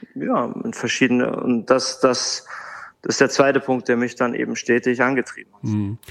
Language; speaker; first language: German; native; German